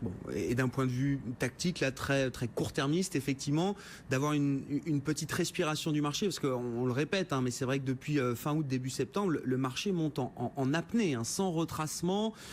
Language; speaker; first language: French; native; French